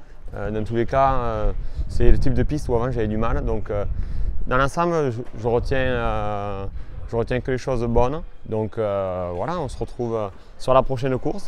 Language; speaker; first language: French; native; French